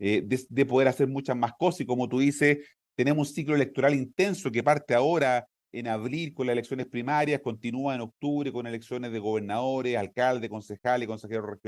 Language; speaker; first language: Spanish; native; Spanish